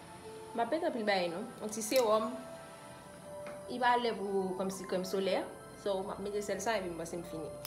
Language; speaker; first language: French; non-native, local second language; Haitian Creole